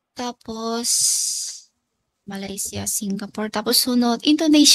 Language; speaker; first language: Filipino; non-native, learner; Chinese